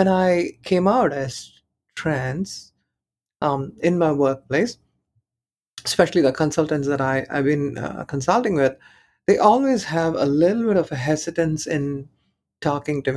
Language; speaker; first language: English; non-native, local second language; Tamil